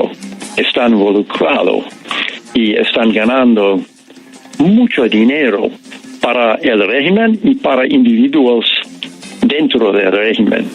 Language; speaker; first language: Spanish; non-native, fluent; English